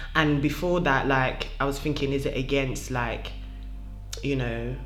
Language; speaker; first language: English; non-native, local second language; French